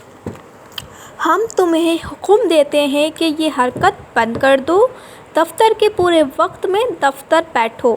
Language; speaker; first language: Urdu; non-native, local second language; Sindhi